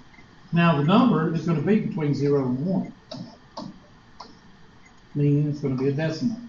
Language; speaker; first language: English; native; English